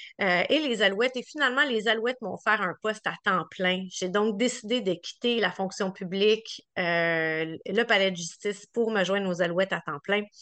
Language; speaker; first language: French; native; French